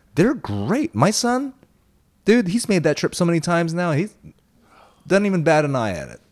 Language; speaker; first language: English; early bilingual, other home language; Korean